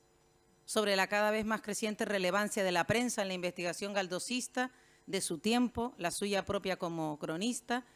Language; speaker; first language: Spanish; native; Spanish